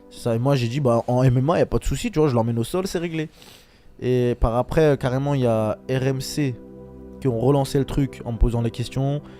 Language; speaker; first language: French; early bilingual, other home language; Chechen